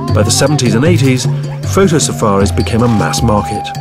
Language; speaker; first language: English; native; English